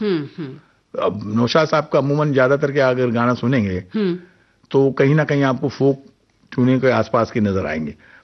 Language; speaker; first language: Hindi; native; Hindi